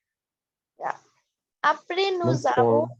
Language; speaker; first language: French; non-native, fluent; Hindi